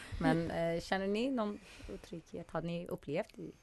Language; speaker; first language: Swedish; non-native, fluent; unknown